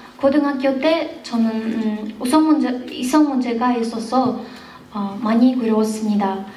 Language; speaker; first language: Korean; non-native, fluent; Kazakh